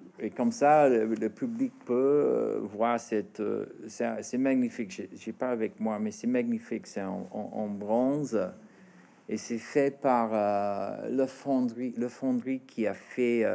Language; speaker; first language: French; non-native, fluent; English